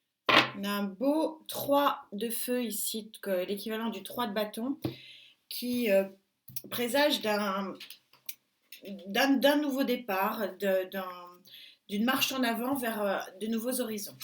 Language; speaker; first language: French; native; French